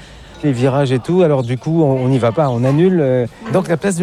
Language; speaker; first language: French; native; French